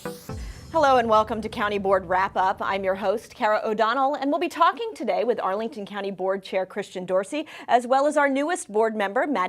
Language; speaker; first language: English; native; English